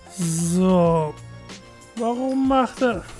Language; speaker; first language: German; native; German